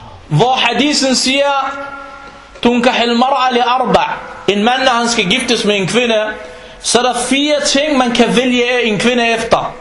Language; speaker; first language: Danish; non-native, fluent; Arabic